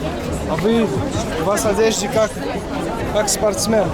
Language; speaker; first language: Russian; non-native, learner; French